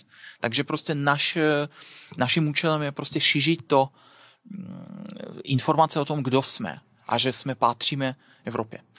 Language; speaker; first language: Czech; non-native, fluent; Belarusian